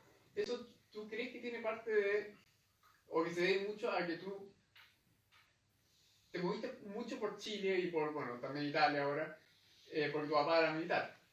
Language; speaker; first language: Spanish; native; Spanish